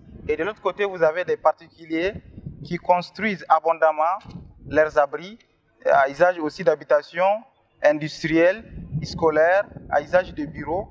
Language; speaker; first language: French; non-native, local second language; Hausa